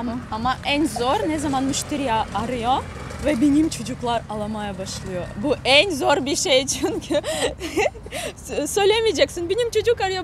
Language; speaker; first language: Turkish; non-native, learner; Russian